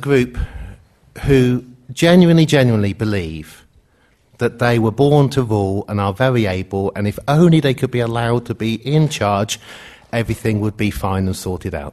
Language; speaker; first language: English; native; English